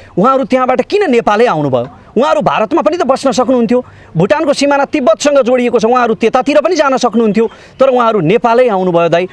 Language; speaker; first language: Nepali; native; Nepali